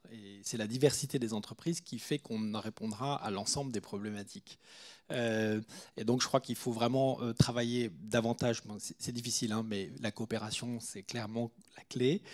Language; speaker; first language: French; native; French